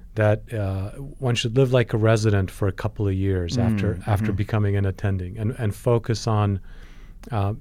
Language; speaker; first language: English; non-native, fluent; Polish